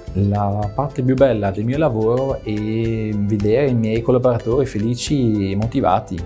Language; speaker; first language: Italian; non-native, fluent; German